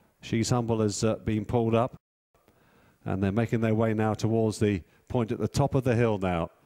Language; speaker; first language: English; native; English